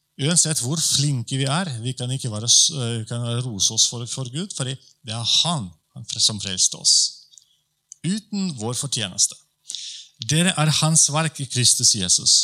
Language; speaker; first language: Norwegian; non-native, fluent; Polish